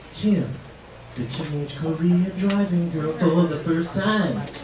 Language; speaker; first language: English; native; English